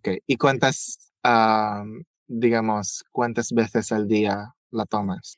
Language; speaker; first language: Spanish; non-native, fluent; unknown